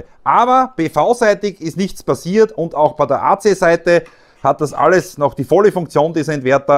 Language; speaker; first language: German; native; German